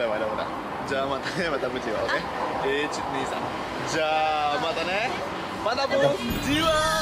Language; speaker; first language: Japanese; non-native, fluent; Indonesian